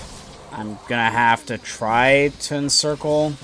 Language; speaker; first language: English; native; English